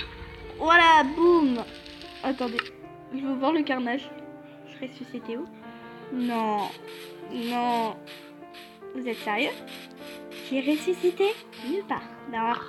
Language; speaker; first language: French; native; French